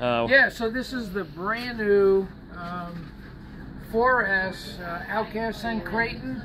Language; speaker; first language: English; native; English